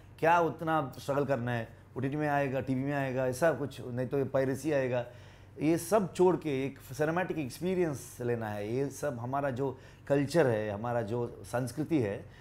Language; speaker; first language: Hindi; non-native, local second language; Kannada